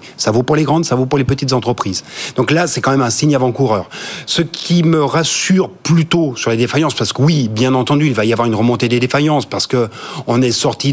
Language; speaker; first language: French; native; French